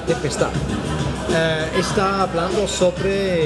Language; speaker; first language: Spanish; non-native, fluent; English